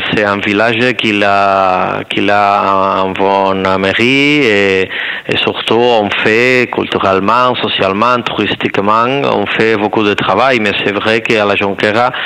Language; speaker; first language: French; non-native, learner; Spanish